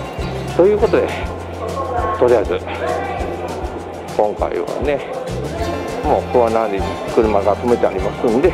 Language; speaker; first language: Japanese; native; Japanese